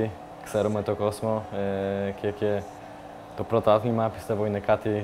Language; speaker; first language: Greek; non-native, learner; Polish